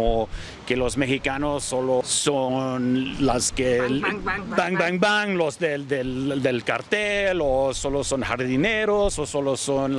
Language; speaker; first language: Spanish; early bilingual, heritage; Spanish